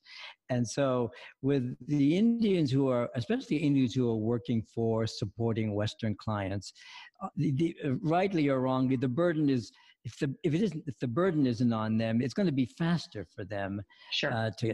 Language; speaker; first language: English; native; English